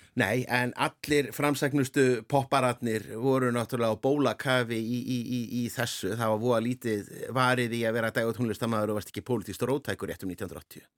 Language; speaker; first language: Icelandic; native; Icelandic